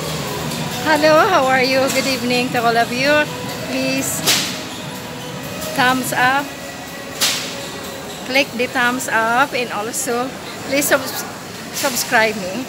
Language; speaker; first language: English; non-native, local second language; Filipino